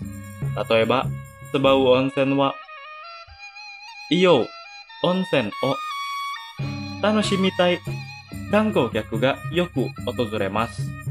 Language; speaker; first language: Japanese; non-native, fluent; Indonesian